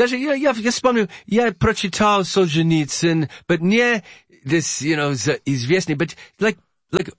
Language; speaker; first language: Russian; non-native, learner; English